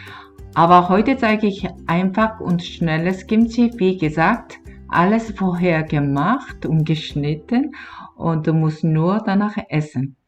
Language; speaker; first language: German; non-native, learner; Korean